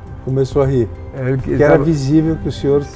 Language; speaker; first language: Portuguese; native; Portuguese